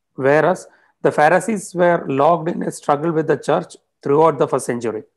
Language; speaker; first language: English; non-native, local second language; Malayalam